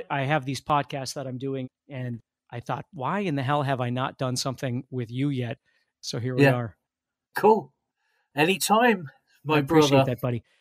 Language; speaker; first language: English; native; English